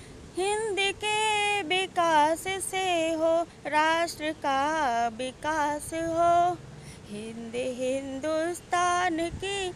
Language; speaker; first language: Hindi; native; Hindi